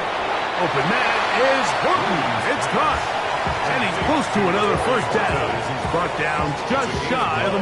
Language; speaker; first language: English; native; English